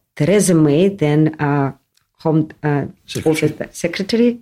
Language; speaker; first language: English; non-native, learner; Russian